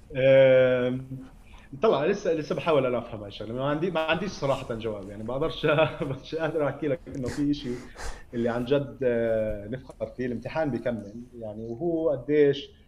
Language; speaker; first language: Arabic; native; Arabic